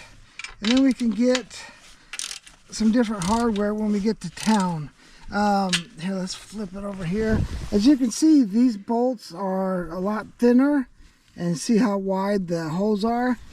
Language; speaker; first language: English; native; English